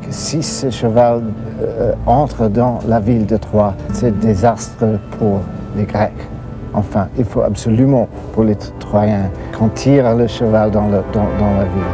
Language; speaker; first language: French; non-native, fluent; English